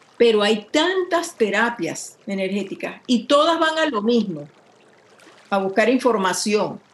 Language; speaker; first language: Spanish; native; Spanish